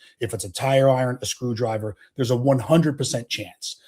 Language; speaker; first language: English; native; English